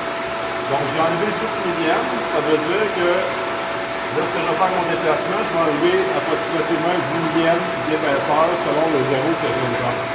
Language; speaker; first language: French; native; French